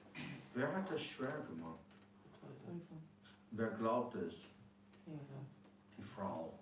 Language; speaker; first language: German; non-native, fluent; English